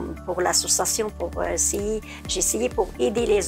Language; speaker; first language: French; non-native, learner; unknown